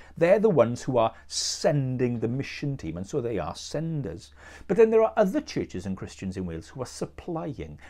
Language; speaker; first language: English; native; English